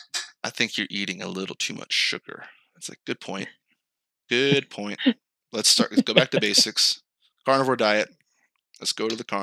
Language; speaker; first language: English; native; English